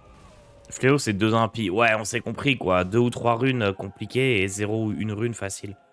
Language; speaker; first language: French; native; French